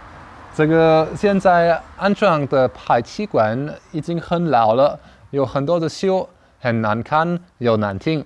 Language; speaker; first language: Chinese; non-native, learner; German